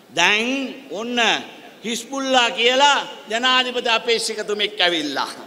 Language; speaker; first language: Sinhala; non-native, local second language; Tamil